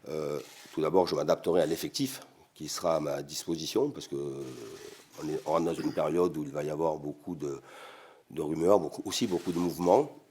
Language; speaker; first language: French; native; French